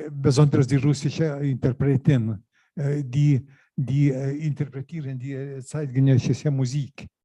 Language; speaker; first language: German; non-native, learner; Lithuanian